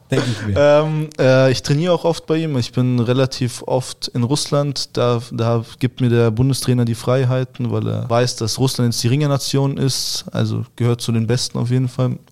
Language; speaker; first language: German; early bilingual, other home language; Russian